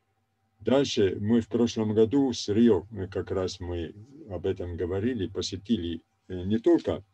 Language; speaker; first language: Russian; non-native, fluent; Italian